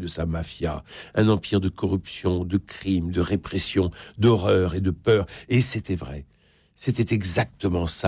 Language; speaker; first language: French; native; French